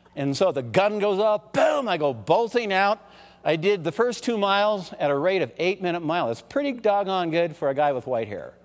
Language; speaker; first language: English; early bilingual, other home language; German